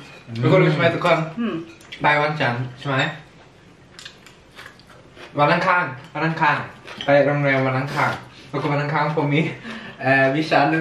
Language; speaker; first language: Thai; early bilingual, heritage; Thai